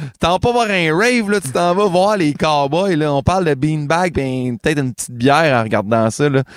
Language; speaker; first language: French; native; French